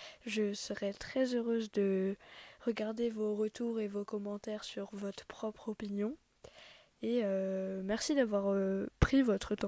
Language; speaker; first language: French; native; French